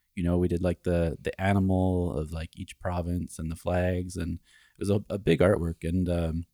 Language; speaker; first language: English; native; English